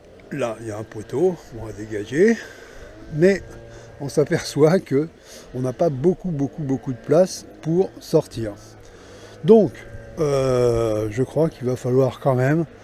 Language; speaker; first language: French; native; French